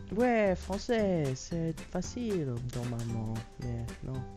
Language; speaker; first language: French; non-native, learner; English